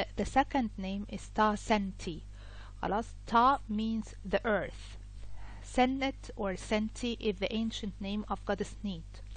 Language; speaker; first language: English; non-native, fluent; Arabic